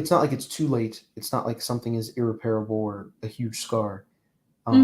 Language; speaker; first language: English; native; English